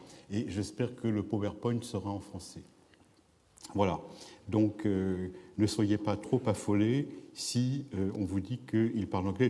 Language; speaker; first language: French; native; French